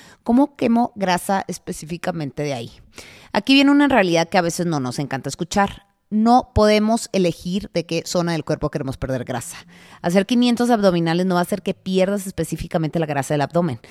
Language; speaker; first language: Spanish; native; Spanish